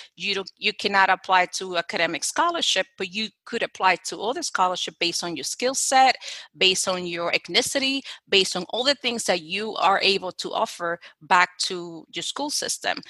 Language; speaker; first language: English; non-native, fluent; Spanish